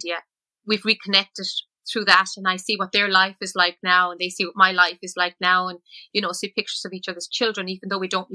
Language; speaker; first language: English; native; English